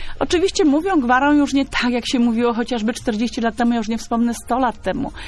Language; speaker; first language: Polish; native; Polish